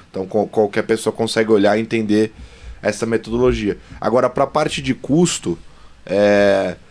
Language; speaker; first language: Portuguese; native; Portuguese